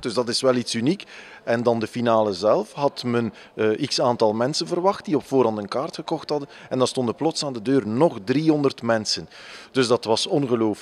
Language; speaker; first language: Dutch; native; Dutch